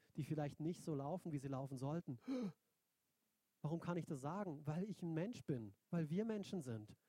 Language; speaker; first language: German; native; German